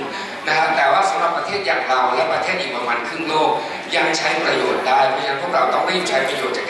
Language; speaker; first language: Thai; native; Thai